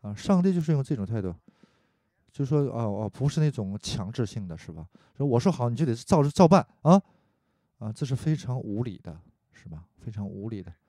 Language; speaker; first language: Chinese; non-native, fluent; Korean